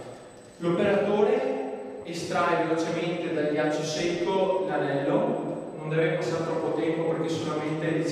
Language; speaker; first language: Italian; native; Italian